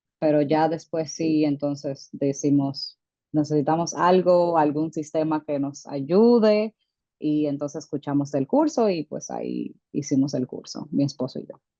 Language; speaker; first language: Spanish; early bilingual, heritage; Spanish